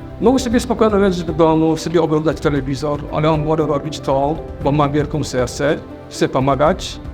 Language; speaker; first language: Polish; non-native, fluent; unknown